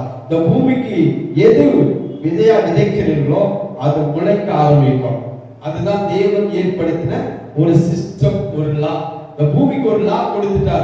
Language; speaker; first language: Tamil; native; Tamil